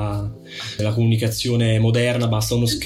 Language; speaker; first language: Italian; native; Italian